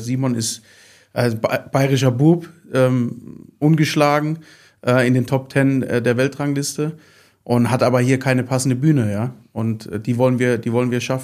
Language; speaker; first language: German; native; German